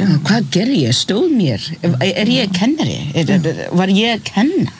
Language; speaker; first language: Icelandic; early bilingual, other home language; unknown